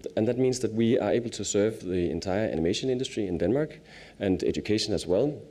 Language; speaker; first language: English; non-native, fluent; Danish